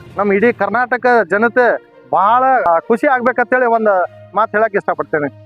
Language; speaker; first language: Kannada; native; Kannada